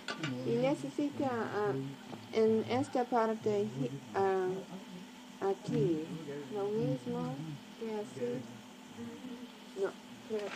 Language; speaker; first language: Spanish; non-native, learner; English